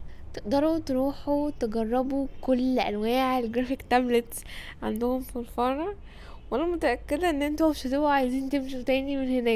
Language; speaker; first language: Arabic; native; Arabic